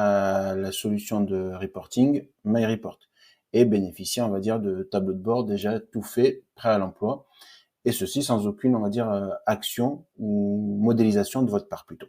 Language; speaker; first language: French; native; French